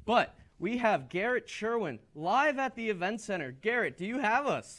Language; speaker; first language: English; native; English